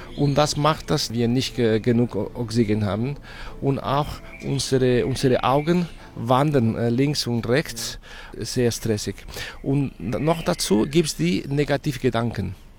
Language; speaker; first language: German; non-native, fluent; Spanish